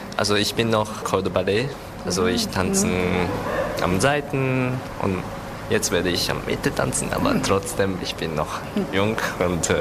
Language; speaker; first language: German; non-native, learner; Japanese